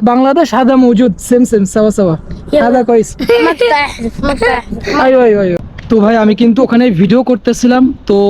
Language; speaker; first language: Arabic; non-native, learner; Bangla